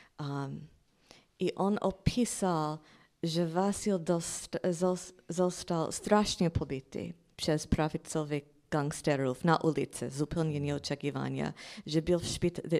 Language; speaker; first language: Polish; non-native, fluent; English